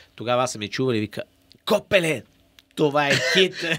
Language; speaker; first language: Bulgarian; non-native, learner; Italian